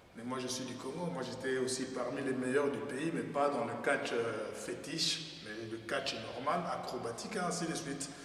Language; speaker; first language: French; non-native, local second language; Lingala